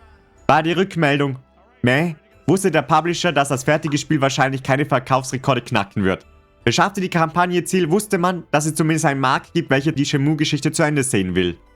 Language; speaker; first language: German; native; German